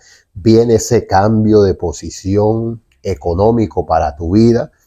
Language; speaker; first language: Spanish; native; Spanish